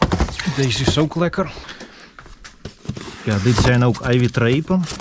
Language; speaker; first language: Dutch; non-native, fluent; Russian